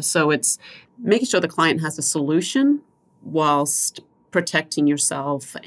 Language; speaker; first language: English; native; English